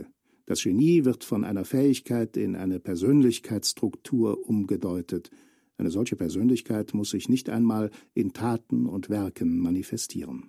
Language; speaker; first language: German; native; German